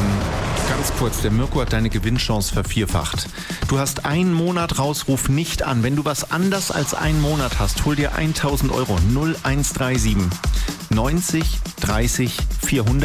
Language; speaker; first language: German; native; German